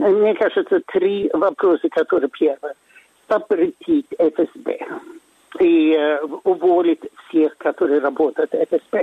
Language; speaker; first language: Russian; non-native, fluent; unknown